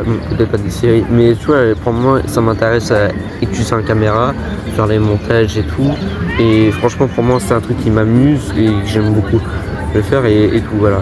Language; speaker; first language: French; early bilingual, other home language; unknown